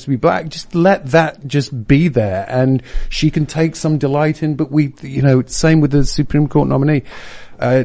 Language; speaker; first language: English; native; English